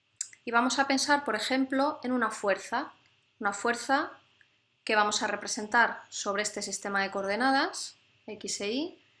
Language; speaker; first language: Spanish; native; Spanish